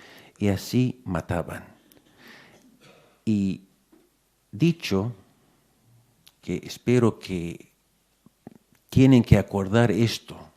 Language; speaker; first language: Spanish; non-native, fluent; Arabic